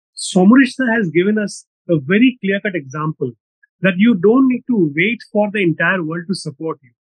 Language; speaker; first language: English; non-native, local second language; Bangla